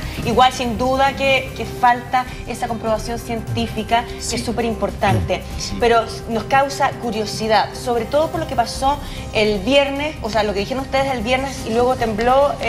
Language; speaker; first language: Spanish; native; Spanish